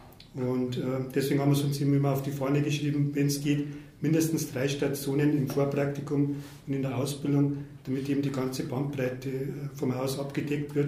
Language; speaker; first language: German; native; German